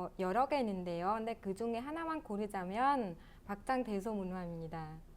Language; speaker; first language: Korean; non-native, fluent; Vietnamese